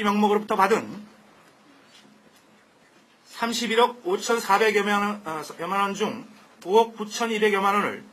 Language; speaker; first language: Korean; native; Korean